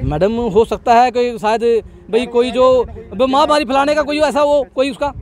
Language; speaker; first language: Hindi; native; Hindi